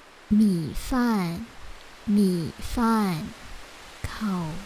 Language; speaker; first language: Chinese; non-native, fluent; Lao